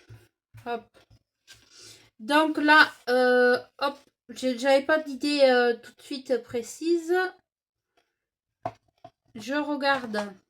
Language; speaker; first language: French; native; French